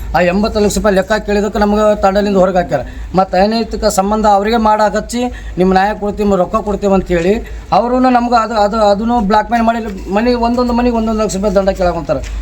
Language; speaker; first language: Kannada; non-native, local second language; Lambadi